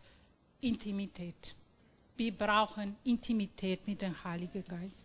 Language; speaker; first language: German; non-native, fluent; Spanish